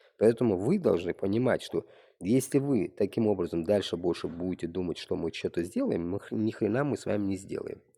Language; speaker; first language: Russian; non-native, local second language; Tatar